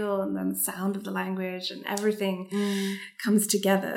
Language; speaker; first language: English; native; English